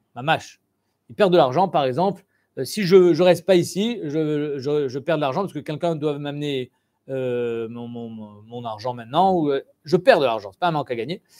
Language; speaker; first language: French; native; French